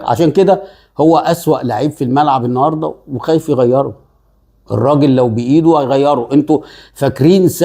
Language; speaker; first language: Arabic; native; Arabic